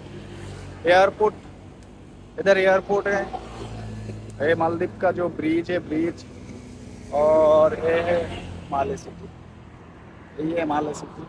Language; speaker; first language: Hindi; non-native, learner; Bangla